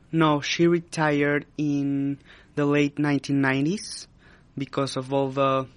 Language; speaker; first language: English; non-native, fluent; Spanish